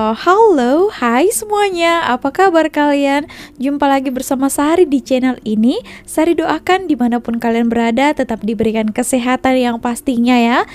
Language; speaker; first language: Indonesian; native; Indonesian